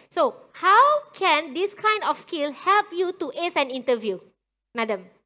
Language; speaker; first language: English; non-native, local second language; Malay